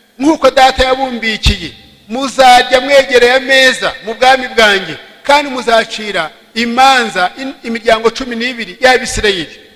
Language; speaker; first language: Kinyarwanda; early bilingual, heritage; Kinyarwanda